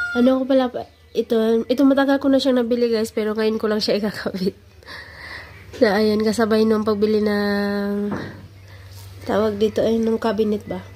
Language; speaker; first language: Filipino; non-native, local second language; Cebuano